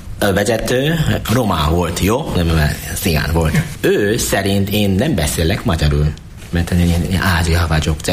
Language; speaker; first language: Hungarian; non-native, learner; Korean